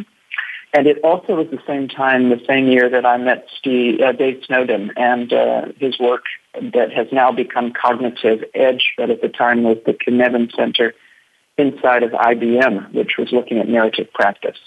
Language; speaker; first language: English; native; English